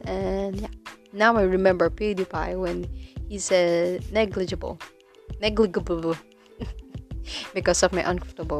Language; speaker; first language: English; non-native, local second language; Filipino